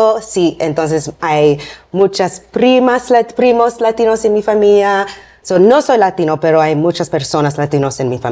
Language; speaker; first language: Spanish; non-native, learner; English